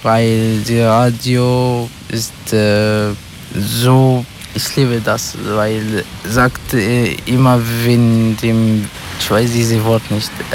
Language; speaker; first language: German; non-native, learner; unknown